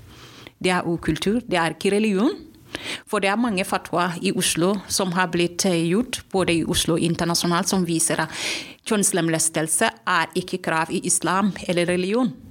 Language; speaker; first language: Norwegian; non-native, fluent; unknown